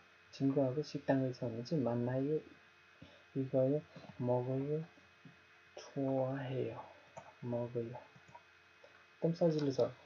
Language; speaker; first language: Korean; non-native, learner; Nepali